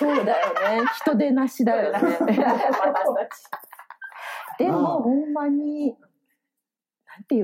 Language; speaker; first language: Japanese; native; Japanese